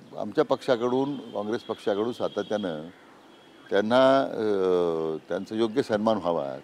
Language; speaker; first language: Marathi; native; Marathi